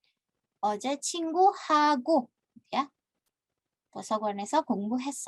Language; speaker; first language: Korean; non-native, fluent; Indonesian